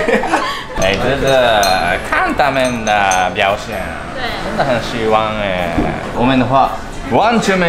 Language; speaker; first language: Chinese; non-native, learner; Japanese